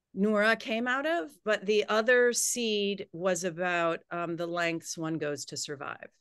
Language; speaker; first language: English; native; English